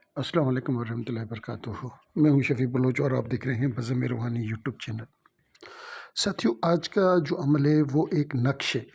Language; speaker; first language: Urdu; non-native, local second language; Sindhi